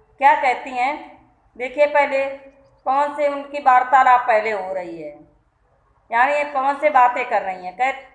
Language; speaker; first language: Hindi; native; Hindi